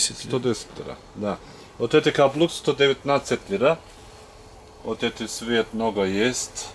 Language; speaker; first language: Russian; non-native, local second language; Turkish